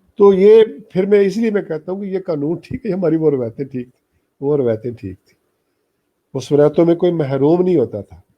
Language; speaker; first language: Urdu; non-native, local second language; Punjabi